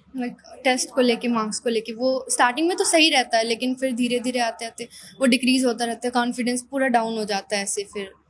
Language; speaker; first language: Hindi; native; Hindi